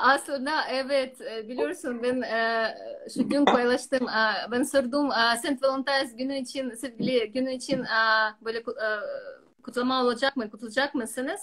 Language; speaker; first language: Turkish; non-native, learner; Russian